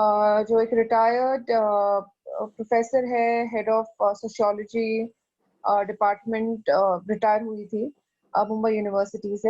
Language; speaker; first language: Hindi; native; Hindi